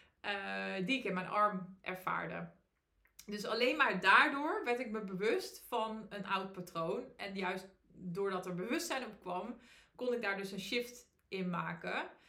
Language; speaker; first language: Dutch; native; Dutch